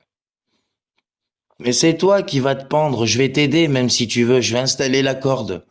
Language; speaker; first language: French; native; French